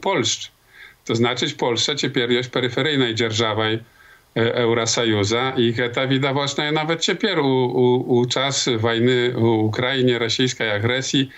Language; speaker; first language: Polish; non-native, local second language; Belarusian